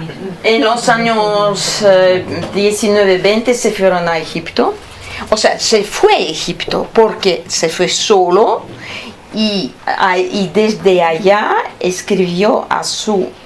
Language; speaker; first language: Spanish; non-native, fluent; Russian